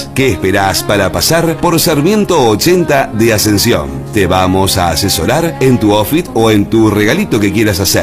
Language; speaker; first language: Spanish; native; Spanish